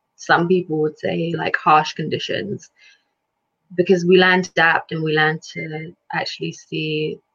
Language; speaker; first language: English; early bilingual, other home language; Lithuanian